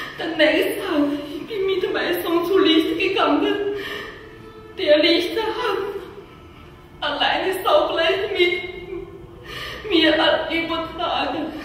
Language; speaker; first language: German; non-native, learner; Chinese